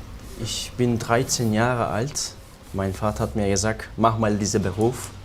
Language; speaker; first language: German; non-native, learner; Turkish